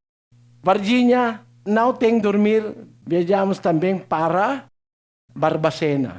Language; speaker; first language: Portuguese; non-native, learner; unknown